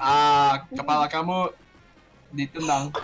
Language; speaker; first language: Indonesian; early bilingual, heritage; Indonesian